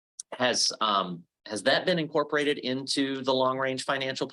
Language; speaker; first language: English; native; English